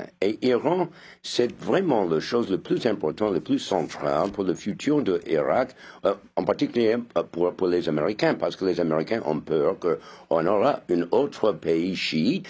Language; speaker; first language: French; non-native, fluent; English